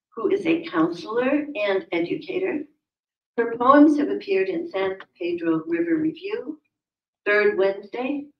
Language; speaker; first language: English; native; English